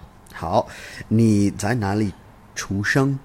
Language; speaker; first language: Chinese; non-native, learner; English